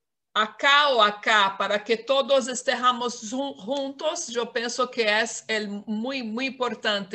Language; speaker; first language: Spanish; non-native, fluent; Portuguese